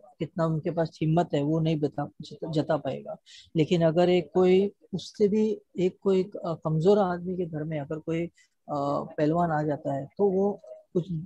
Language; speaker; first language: Hindi; native; Hindi